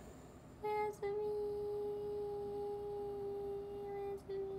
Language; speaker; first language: Japanese; native; Japanese